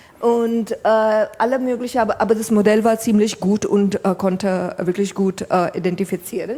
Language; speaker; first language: German; non-native, fluent; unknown